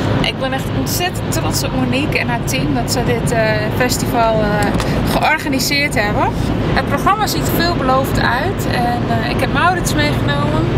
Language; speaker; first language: Dutch; native; Dutch